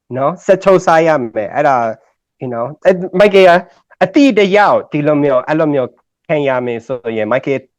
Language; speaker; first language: Burmese; non-native, learner; English